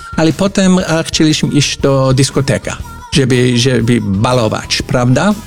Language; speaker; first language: Polish; non-native, fluent; English